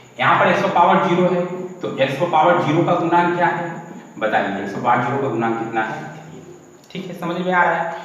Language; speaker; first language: Hindi; native; Hindi